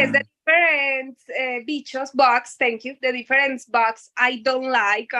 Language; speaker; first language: English; non-native, learner; Spanish